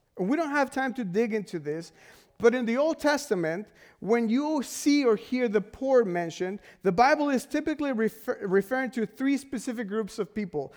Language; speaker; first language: English; non-native, fluent; Spanish